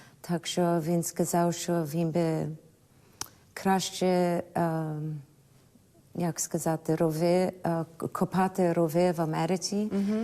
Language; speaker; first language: Ukrainian; early bilingual, heritage; Ukrainian